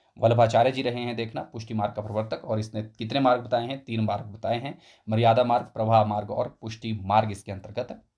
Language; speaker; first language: Hindi; native; Hindi